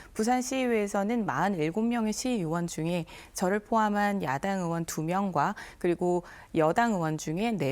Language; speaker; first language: Korean; native; Korean